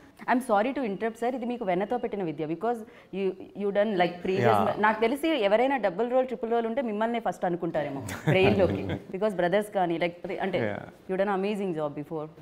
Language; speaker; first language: Telugu; native; Telugu